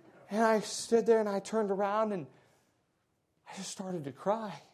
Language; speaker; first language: English; native; English